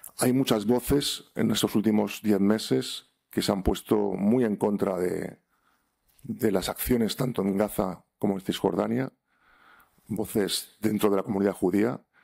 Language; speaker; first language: Spanish; native; Spanish